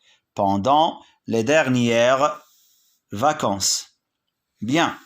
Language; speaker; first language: French; non-native, local second language; Arabic